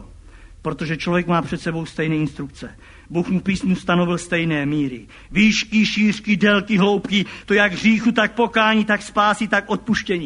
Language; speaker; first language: Czech; native; Czech